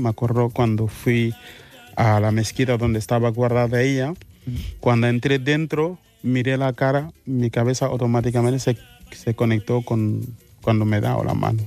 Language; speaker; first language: Spanish; non-native, fluent; Mandingo